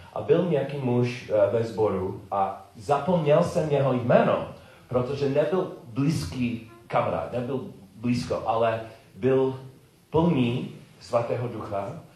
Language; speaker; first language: Czech; non-native, learner; English